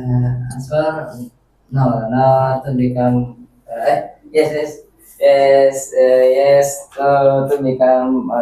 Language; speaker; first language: English; non-native, learner; Indonesian